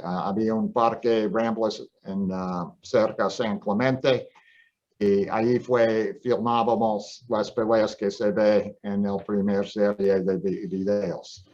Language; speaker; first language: Spanish; non-native, fluent; English